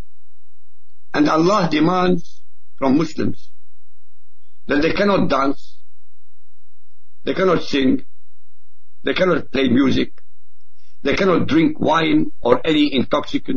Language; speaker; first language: English; non-native, fluent; Arabic